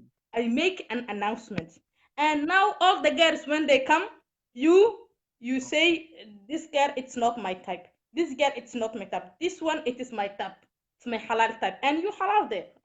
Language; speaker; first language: English; non-native, learner; Somali